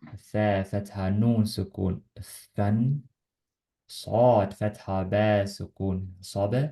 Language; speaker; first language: Arabic; non-native, learner; Estonian